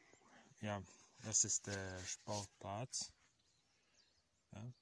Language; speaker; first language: German; non-native, learner; Russian